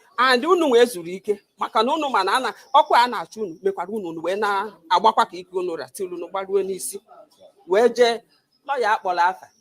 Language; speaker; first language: Igbo; native; Igbo